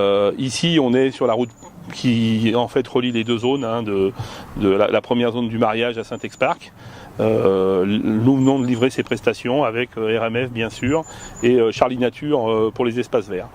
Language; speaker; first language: French; native; French